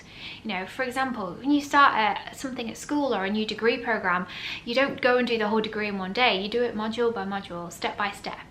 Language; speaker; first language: English; native; English